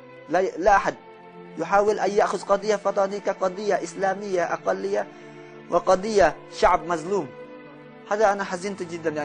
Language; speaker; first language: Arabic; non-native, fluent; Malay